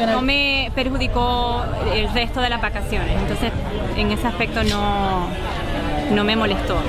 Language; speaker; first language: Spanish; native; Spanish